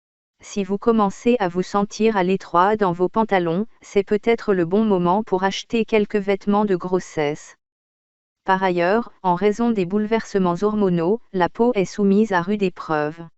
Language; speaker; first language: French; native; French